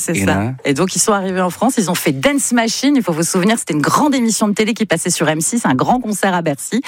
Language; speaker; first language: French; native; French